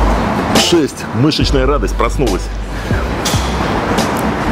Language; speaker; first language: Russian; native; Russian